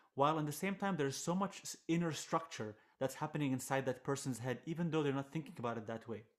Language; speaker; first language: English; non-native, fluent; Arabic